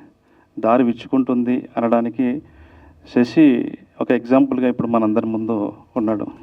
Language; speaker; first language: Telugu; native; Telugu